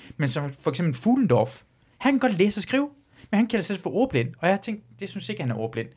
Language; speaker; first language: Danish; early bilingual, other home language; Persian